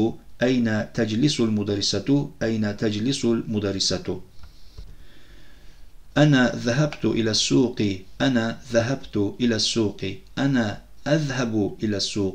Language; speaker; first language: Arabic; non-native, fluent; Turkish